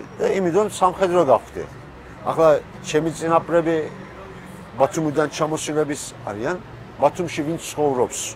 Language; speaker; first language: Georgian; early bilingual, heritage; Georgian